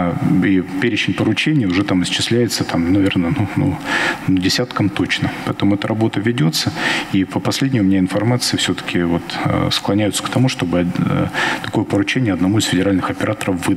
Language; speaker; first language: Russian; native; Russian